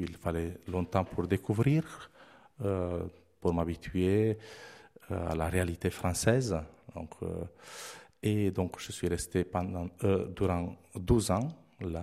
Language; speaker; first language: French; non-native, fluent; Romanian